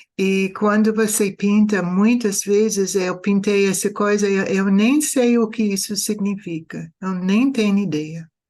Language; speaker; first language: Portuguese; non-native, fluent; English